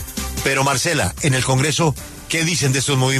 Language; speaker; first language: Spanish; native; Spanish